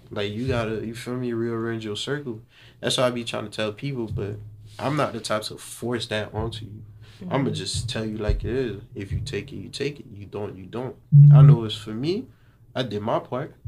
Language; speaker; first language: English; early bilingual, other home language; Haitian Creole